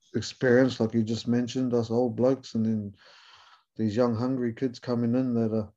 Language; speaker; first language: English; native; English